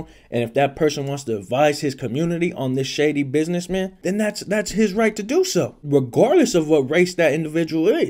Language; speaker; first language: English; native; English